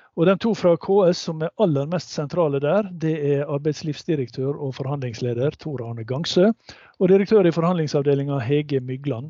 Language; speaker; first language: Norwegian; native; Norwegian